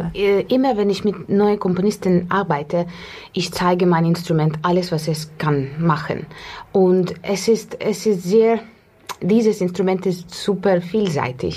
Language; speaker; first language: German; non-native, fluent; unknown